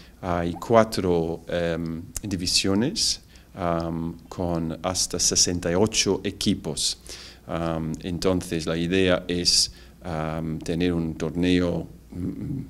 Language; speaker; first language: Spanish; non-native, fluent; English